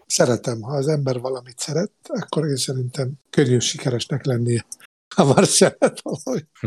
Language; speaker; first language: Hungarian; non-native, fluent; Arabic